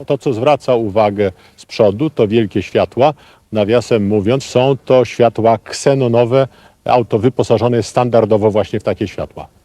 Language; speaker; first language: Polish; native; Polish